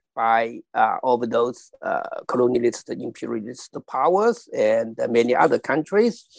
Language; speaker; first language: English; non-native, fluent; Chinese